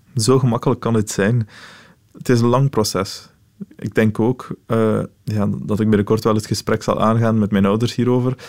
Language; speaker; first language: Dutch; early bilingual, other home language; Arabic